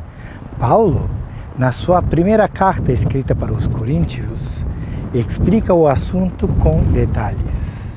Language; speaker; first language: Portuguese; non-native, fluent; Turkish